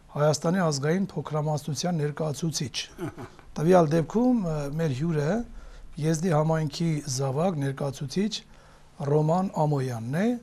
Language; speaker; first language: Armenian; native; Armenian